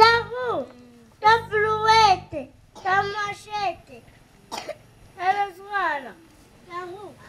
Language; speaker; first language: French; non-native, learner; Kinyarwanda